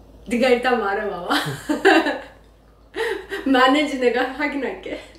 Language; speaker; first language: Korean; non-native, learner; Persian